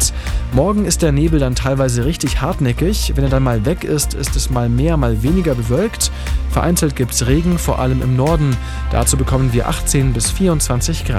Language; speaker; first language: German; native; German